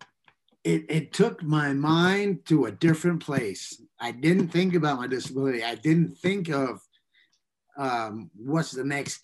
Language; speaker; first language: English; native; English